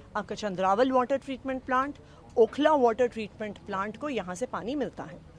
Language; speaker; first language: Hindi; native; Hindi